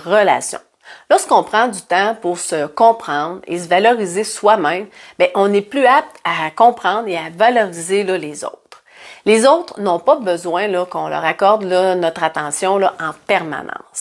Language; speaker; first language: French; native; French